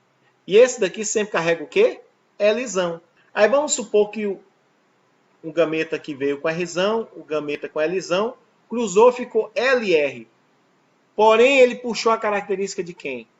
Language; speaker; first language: Portuguese; native; Portuguese